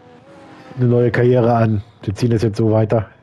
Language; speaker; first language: German; native; German